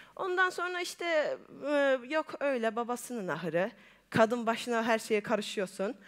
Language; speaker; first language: Turkish; native; Turkish